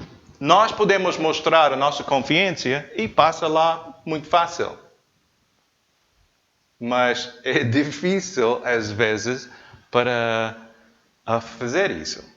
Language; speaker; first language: Portuguese; non-native, learner; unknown